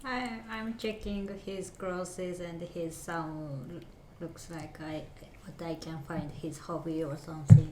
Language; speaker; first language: English; non-native, learner; Japanese